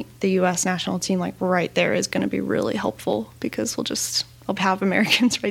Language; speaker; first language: English; native; English